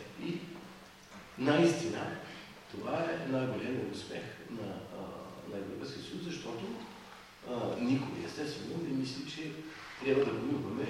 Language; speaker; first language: Bulgarian; non-native, fluent; French